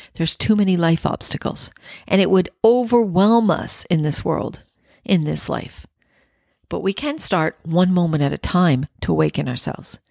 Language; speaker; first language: English; native; English